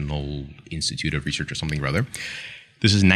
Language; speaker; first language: English; non-native, fluent; Ukrainian